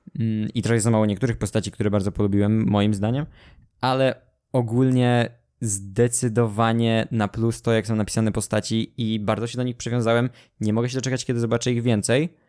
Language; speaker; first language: Polish; native; Polish